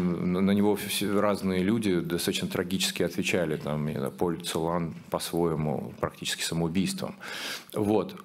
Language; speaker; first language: Russian; native; Russian